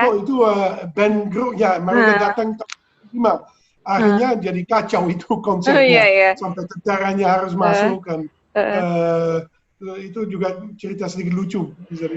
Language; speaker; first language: Indonesian; non-native, fluent; Dutch